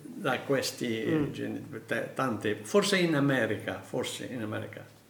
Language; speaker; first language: Italian; non-native, learner; Arabic